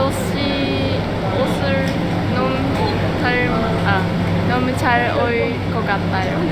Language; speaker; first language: Korean; non-native, learner; Japanese